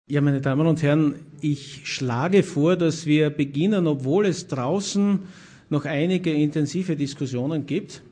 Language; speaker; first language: German; native; German